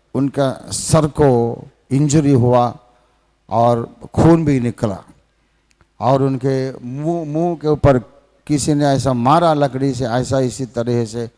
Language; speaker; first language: Hindi; non-native, local second language; Telugu